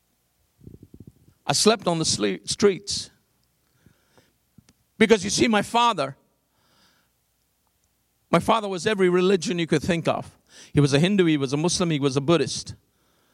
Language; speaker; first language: English; non-native, local second language; Bangla